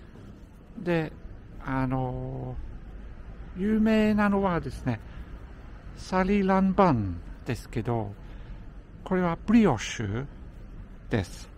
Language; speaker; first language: Japanese; non-native, fluent; English